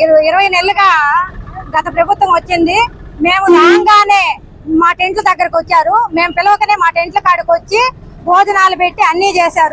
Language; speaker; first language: Telugu; native; Telugu